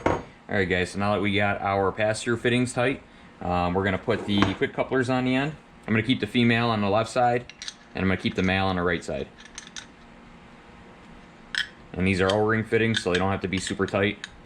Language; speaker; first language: English; native; English